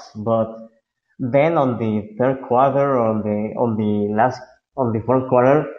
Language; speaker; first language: English; non-native, fluent; Spanish